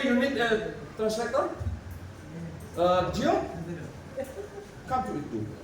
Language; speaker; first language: English; non-native, learner; Indonesian